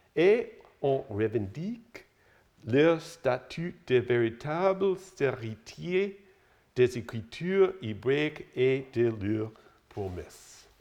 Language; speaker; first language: French; non-native, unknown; English